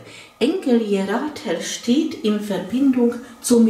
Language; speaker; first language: German; non-native, fluent; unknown